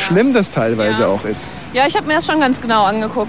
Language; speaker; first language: German; native; German